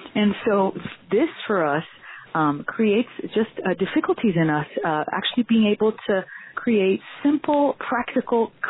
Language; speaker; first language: English; non-native, fluent; Portuguese